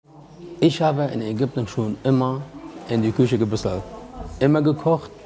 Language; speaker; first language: German; non-native, learner; Arabic